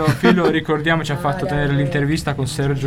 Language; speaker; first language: Italian; native; Italian